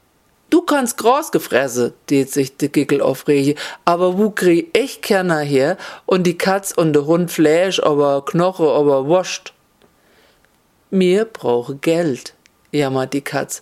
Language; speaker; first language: German; native; German